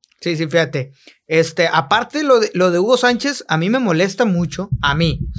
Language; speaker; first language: Spanish; native; Spanish